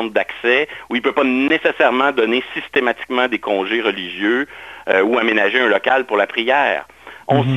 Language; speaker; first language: French; native; French